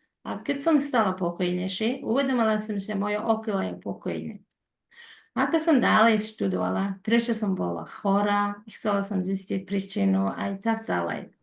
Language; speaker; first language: Slovak; non-native, fluent; Mongolian